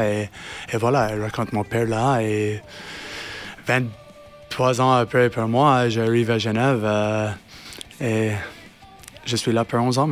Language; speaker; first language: French; non-native, learner; English